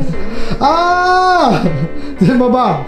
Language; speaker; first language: Chinese; non-native, fluent; Japanese